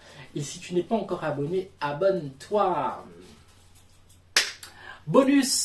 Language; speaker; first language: French; native; French